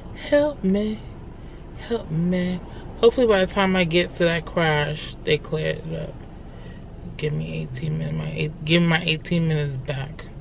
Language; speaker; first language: English; native; English